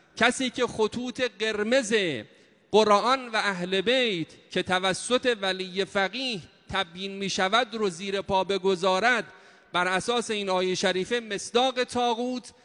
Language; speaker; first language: Persian; native; Persian